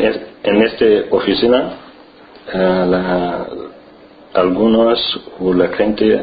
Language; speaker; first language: Spanish; non-native, learner; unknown